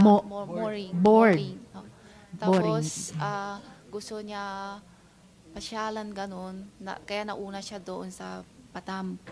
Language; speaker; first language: Filipino; non-native, learner; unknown